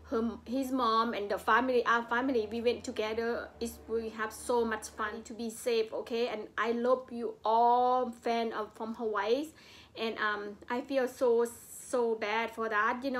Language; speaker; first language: English; non-native, learner; Northeastern Thai